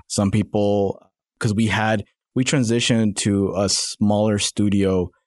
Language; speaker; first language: English; native; English